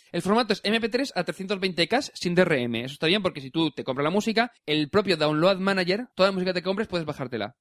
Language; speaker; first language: Spanish; native; Spanish